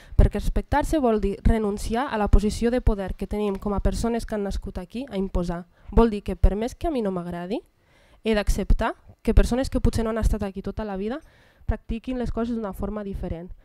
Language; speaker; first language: Catalan; early bilingual, other home language; Arabic